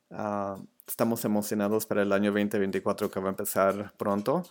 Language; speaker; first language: Spanish; early bilingual, other home language; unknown